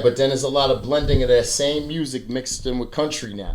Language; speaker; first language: English; native; English